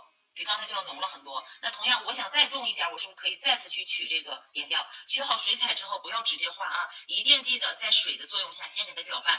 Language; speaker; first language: Chinese; native; Chinese